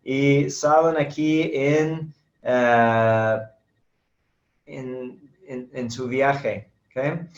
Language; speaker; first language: Spanish; non-native, fluent; English